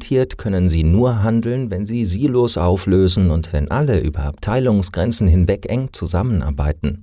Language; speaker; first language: German; native; German